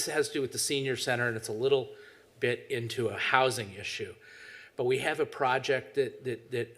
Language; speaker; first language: English; native; English